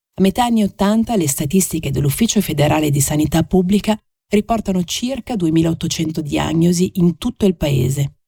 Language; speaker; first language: Italian; native; Italian